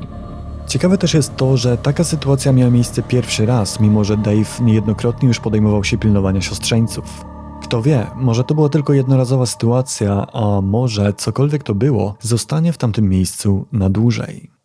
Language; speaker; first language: Polish; native; Polish